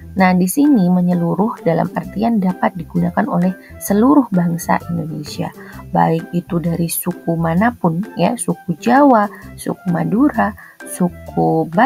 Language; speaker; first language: Indonesian; native; Indonesian